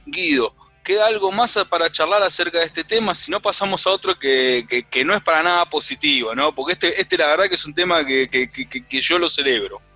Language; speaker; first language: Spanish; native; Spanish